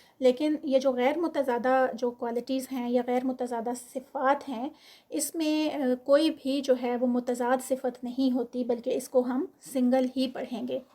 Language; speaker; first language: Urdu; native; Urdu